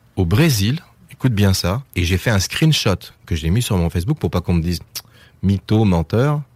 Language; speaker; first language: French; native; French